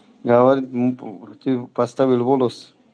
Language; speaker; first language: Russian; non-native, learner; Tajik